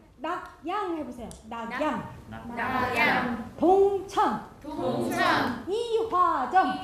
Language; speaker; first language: Korean; native; Korean